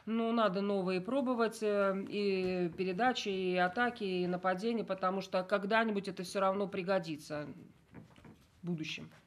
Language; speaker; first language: Russian; native; Russian